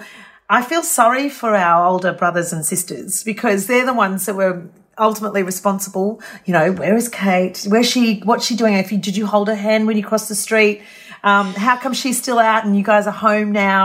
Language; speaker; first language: English; native; English